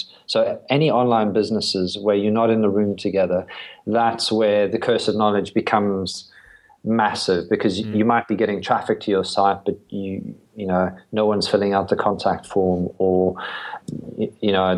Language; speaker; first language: English; native; English